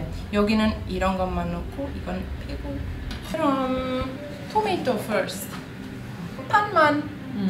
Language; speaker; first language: Korean; non-native, learner; Italian